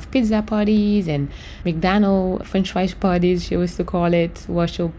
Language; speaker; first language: English; non-native, fluent; Haitian Creole